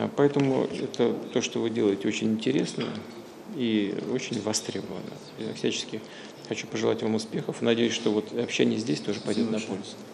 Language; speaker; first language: Russian; native; Russian